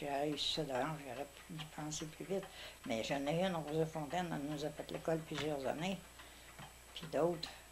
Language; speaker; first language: French; native; French